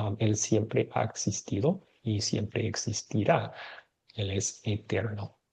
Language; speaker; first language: Spanish; non-native, fluent; English